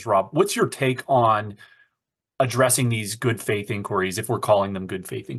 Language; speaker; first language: English; native; English